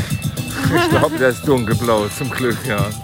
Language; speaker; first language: German; native; German